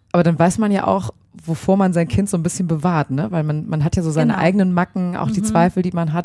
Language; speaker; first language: German; native; German